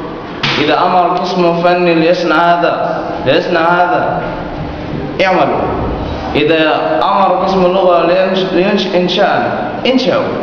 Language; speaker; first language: Arabic; non-native, learner; Indonesian